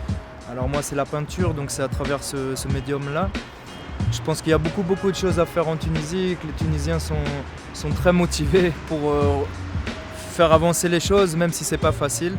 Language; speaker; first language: French; native; French